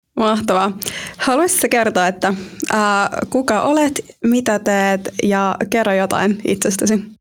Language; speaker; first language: Finnish; native; Finnish